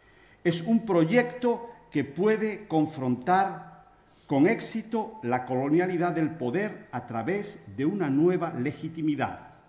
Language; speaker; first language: Spanish; native; Spanish